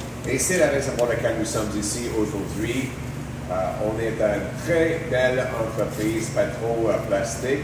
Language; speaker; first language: French; non-native, local second language; English